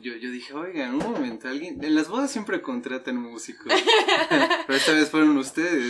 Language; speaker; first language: Spanish; native; Spanish